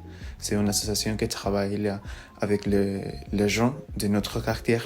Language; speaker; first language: French; non-native, learner; Spanish